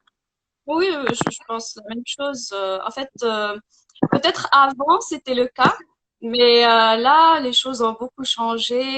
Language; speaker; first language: French; non-native, local second language; Arabic